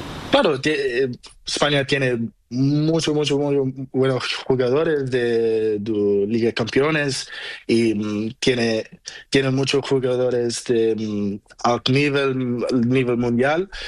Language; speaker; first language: Spanish; non-native, learner; Portuguese